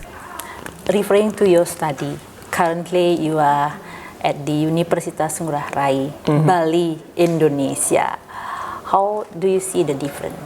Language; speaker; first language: English; non-native, fluent; Indonesian